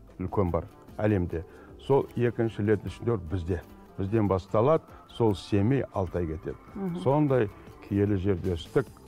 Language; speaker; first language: Kazakh; native; Kazakh